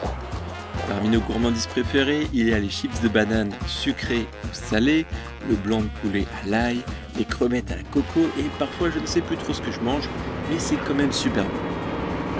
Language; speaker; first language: French; native; French